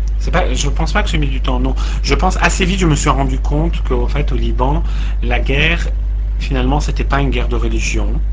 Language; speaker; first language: French; non-native, local second language; Arabic